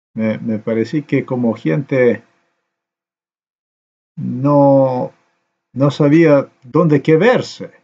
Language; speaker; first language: Spanish; non-native, learner; Slovenian